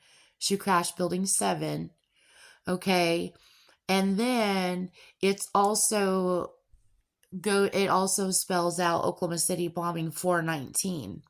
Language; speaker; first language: English; native; English